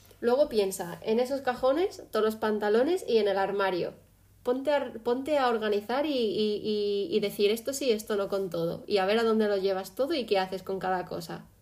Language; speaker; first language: Spanish; early bilingual, other home language; English